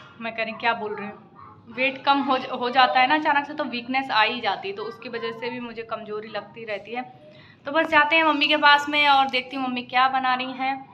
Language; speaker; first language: Hindi; native; Hindi